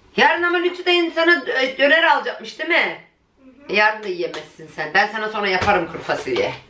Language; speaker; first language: Turkish; early bilingual, heritage; Turkish